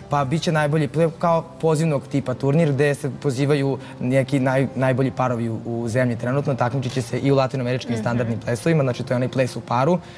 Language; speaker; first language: Serbian; native; Serbian